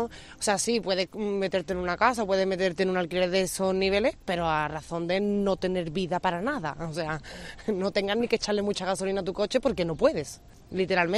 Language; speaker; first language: Spanish; native; Spanish